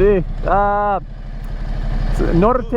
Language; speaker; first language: Spanish; non-native, learner; English